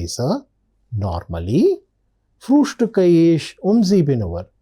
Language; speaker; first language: German; non-native, learner; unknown